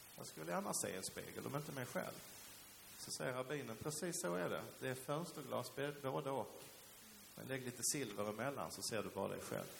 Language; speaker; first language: Swedish; early bilingual, other home language; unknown